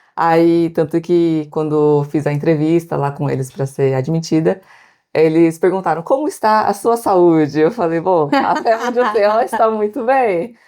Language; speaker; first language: Portuguese; native; Portuguese